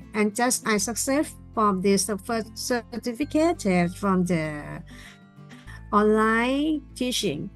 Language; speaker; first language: English; non-native, learner; Thai